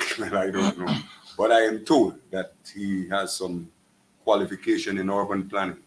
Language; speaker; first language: English; native; English